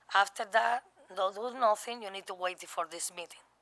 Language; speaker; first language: English; non-native, learner; Spanish